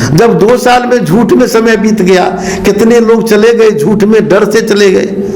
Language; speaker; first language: Hindi; native; Hindi